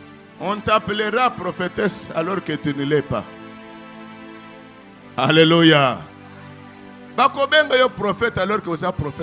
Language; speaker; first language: French; non-native, local second language; Lingala